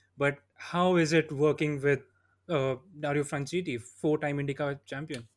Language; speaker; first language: English; non-native, local second language; Hindi